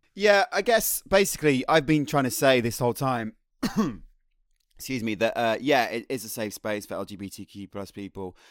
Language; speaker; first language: English; native; English